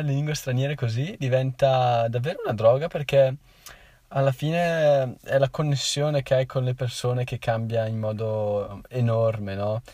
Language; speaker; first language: Italian; native; Italian